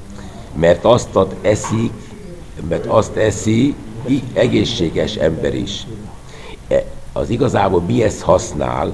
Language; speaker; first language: Hungarian; non-native, fluent; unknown